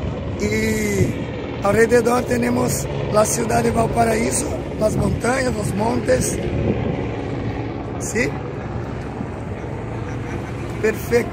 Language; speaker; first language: Spanish; non-native, learner; Portuguese